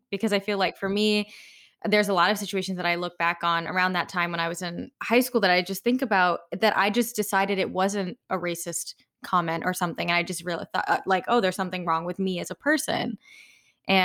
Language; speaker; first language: English; native; English